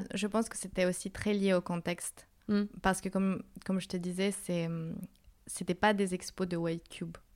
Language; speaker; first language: French; non-native, fluent; Spanish